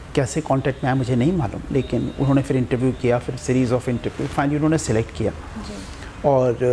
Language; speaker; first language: Hindi; native; Hindi